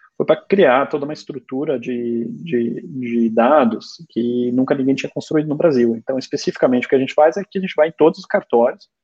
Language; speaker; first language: Portuguese; early bilingual, other home language; German